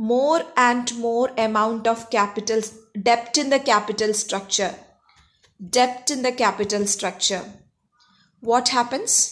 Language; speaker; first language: English; non-native, local second language; Malayalam